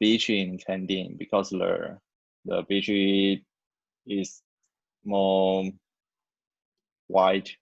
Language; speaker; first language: English; non-native, learner; Chinese